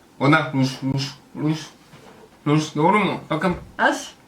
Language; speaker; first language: Turkish; non-native, learner; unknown